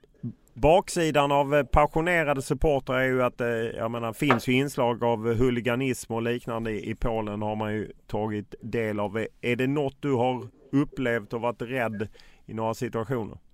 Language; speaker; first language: Swedish; native; Swedish